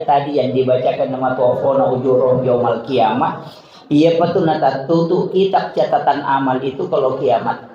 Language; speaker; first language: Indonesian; non-native, local second language; Buginese